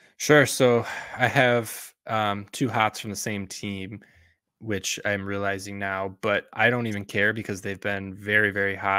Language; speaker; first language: English; native; English